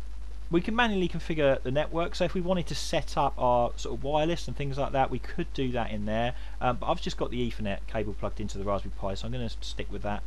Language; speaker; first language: English; native; English